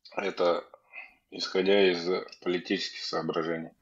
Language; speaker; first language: Russian; native; Russian